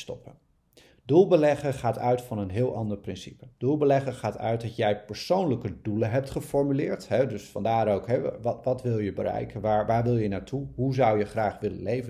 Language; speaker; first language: Dutch; native; Dutch